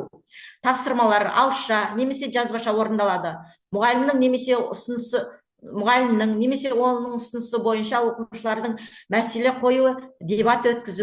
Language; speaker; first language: Kazakh; native; Kazakh